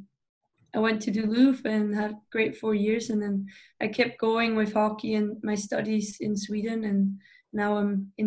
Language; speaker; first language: English; non-native, fluent; Swiss German